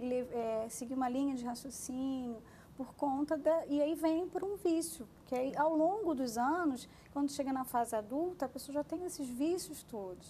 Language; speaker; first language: Portuguese; native; Portuguese